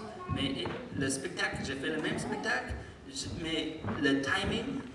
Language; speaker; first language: French; non-native, learner; English